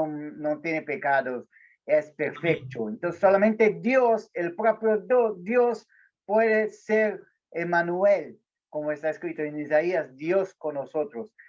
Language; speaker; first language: Spanish; non-native, learner; Portuguese